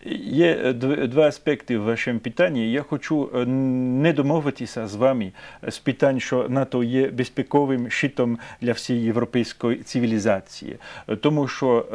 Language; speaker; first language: Ukrainian; non-native, fluent; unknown